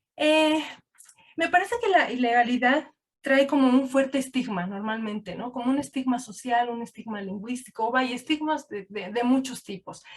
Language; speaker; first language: Spanish; native; Spanish